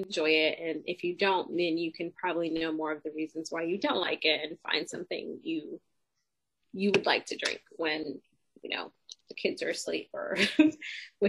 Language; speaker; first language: English; native; English